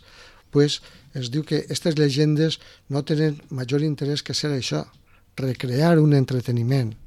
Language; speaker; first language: Catalan; native; Catalan